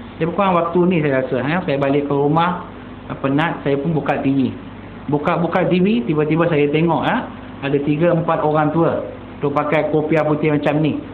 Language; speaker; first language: Malay; non-native, local second language; Tamil